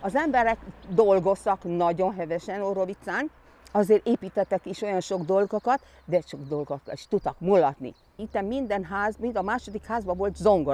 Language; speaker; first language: Hungarian; non-native, local second language; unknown